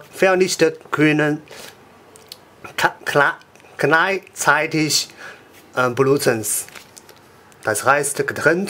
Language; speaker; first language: German; non-native, learner; Chinese